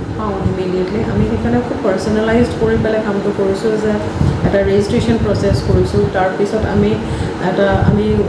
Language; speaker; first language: Assamese; native; Assamese